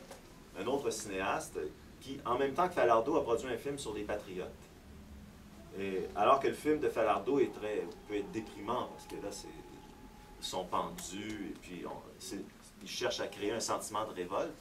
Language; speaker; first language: French; native; French